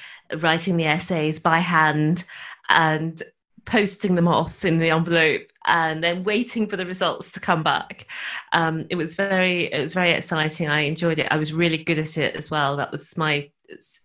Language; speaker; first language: English; native; English